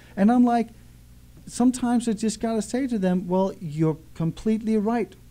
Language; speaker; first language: English; non-native, fluent; Danish